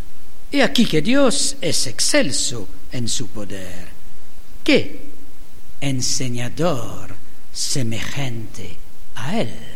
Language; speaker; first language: Spanish; non-native, fluent; French